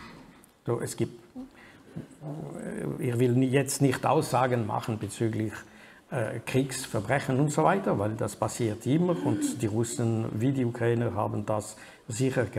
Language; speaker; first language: German; non-native, fluent; French